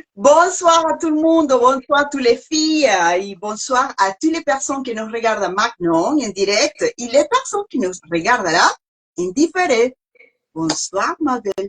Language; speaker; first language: French; non-native, learner; Spanish